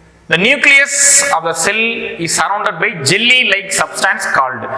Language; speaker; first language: English; non-native, local second language; Tamil